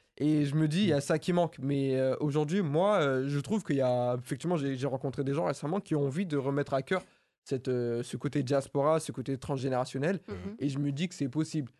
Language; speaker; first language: French; native; French